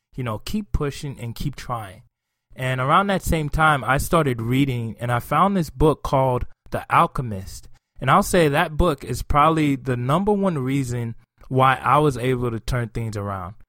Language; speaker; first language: English; non-native, local second language; Yoruba